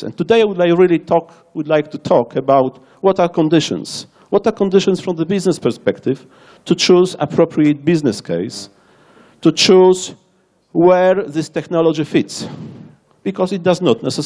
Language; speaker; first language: English; non-native, fluent; Polish